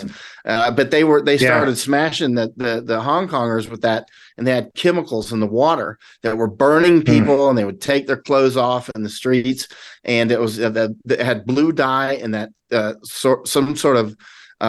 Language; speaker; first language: English; native; English